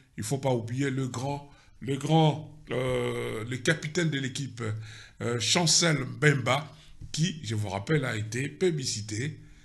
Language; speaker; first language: French; non-native, local second language; Lingala